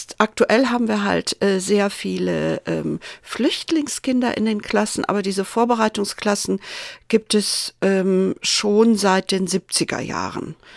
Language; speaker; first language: German; native; German